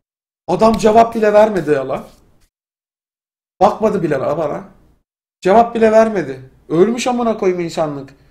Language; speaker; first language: Turkish; native; Turkish